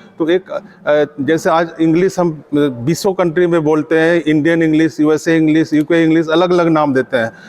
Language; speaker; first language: Hindi; non-native, local second language; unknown